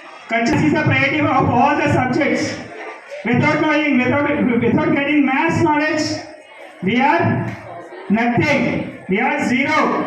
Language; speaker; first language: English; non-native, local second language; Telugu